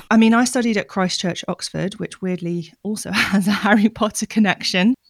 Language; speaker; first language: English; native; English